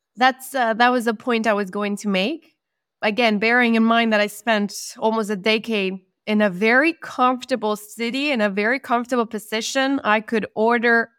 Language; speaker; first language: English; non-native, fluent; Spanish